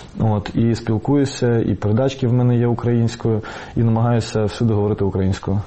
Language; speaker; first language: Ukrainian; non-native, local second language; Russian